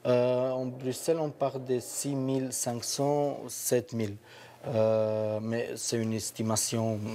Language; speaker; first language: French; non-native, fluent; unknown